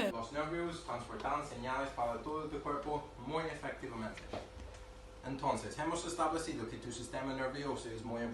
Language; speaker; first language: Spanish; non-native, learner; English